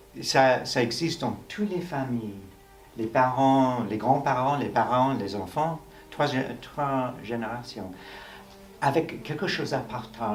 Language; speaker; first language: French; non-native, fluent; English